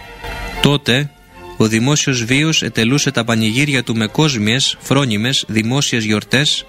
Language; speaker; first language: Greek; native; Greek